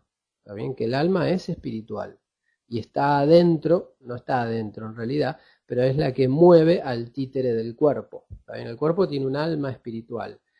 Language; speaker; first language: Spanish; native; Spanish